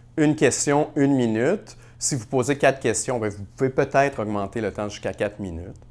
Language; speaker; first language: French; native; French